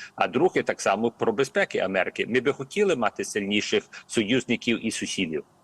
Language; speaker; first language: Ukrainian; early bilingual, heritage; Ukrainian